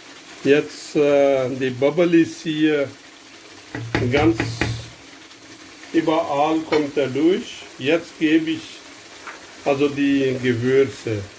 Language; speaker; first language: German; non-native, learner; Urdu